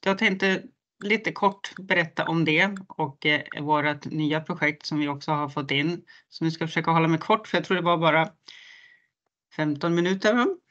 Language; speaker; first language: Swedish; native; Swedish